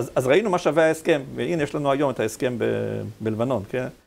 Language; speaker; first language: Hebrew; native; Hebrew